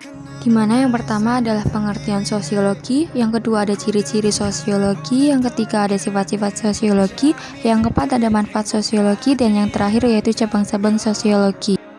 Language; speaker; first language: Indonesian; native; Indonesian